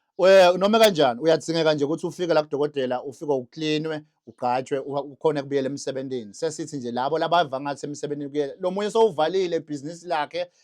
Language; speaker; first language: Zulu; non-native, local second language; Swati